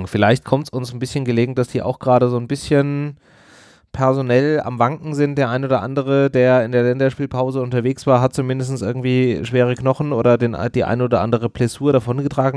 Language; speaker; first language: German; native; German